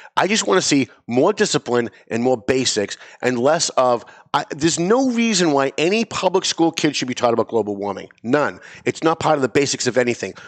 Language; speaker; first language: English; native; English